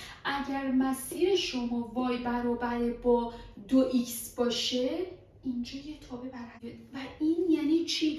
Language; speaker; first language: Persian; native; Persian